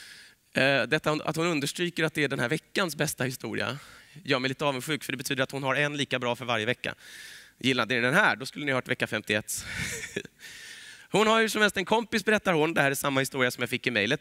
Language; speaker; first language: Swedish; native; Swedish